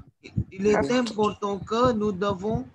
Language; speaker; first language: French; non-native, learner; Hindi